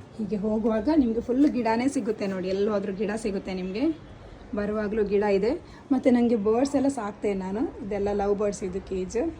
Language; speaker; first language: Kannada; non-native, local second language; Tulu